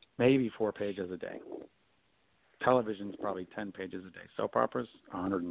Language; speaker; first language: English; native; English